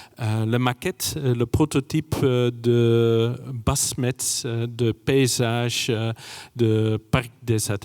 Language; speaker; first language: French; non-native, fluent; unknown